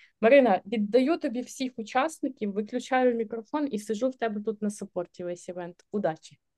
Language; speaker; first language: Ukrainian; native; Ukrainian